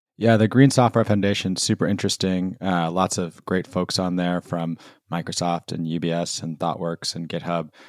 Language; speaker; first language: English; native; English